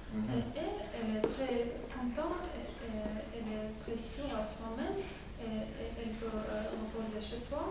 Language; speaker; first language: French; non-native, fluent; Russian